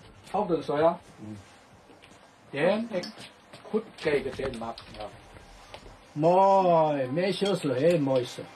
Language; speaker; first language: Dutch; non-native, learner; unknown